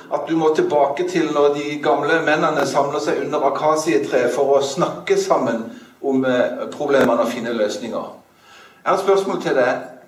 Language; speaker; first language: Norwegian; native; Norwegian